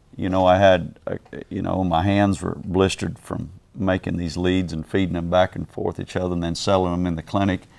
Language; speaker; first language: English; native; English